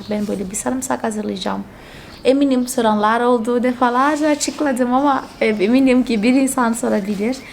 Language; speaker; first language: Turkish; non-native, fluent; Portuguese